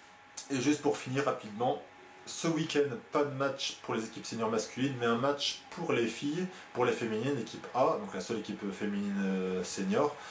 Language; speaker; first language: French; native; French